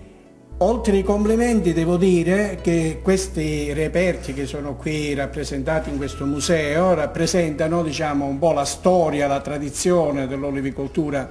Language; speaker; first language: Italian; native; Italian